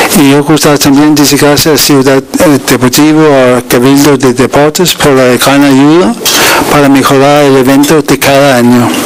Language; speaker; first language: Spanish; non-native, learner; Danish